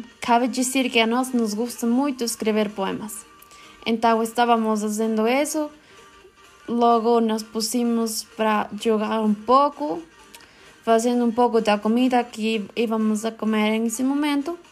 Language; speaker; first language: Portuguese; non-native, learner; Spanish